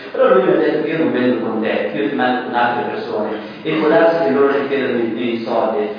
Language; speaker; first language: Italian; non-native, fluent; Persian